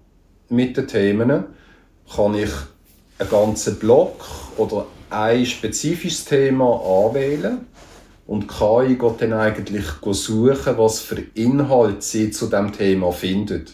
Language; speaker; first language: German; native; German